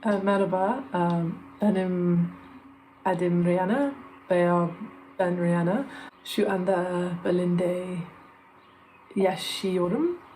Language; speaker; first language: Turkish; non-native, learner; English